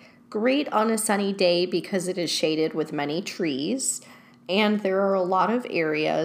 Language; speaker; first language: English; native; English